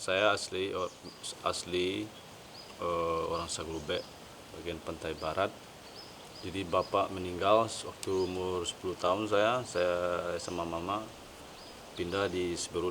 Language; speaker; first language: Indonesian; non-native, local second language; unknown